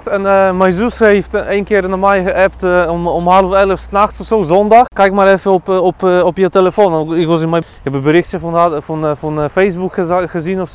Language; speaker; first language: Dutch; non-native, learner; Polish